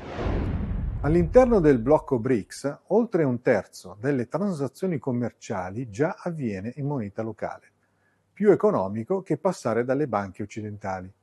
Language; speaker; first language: Italian; native; Italian